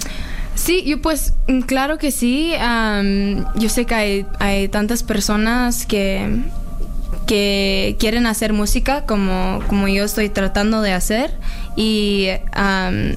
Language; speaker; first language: Spanish; early bilingual, heritage; Spanish